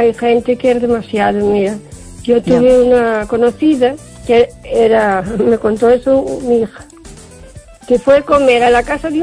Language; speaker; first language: Spanish; native; Spanish